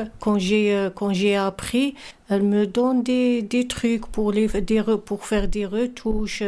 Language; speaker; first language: French; non-native, learner; Arabic